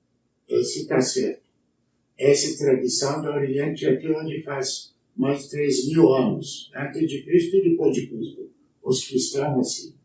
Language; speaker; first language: Portuguese; non-native, learner; Arabic